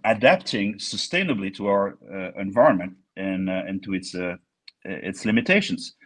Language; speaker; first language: English; non-native, fluent; French